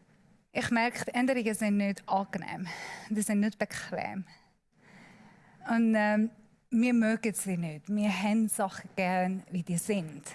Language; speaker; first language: German; non-native, learner; Persian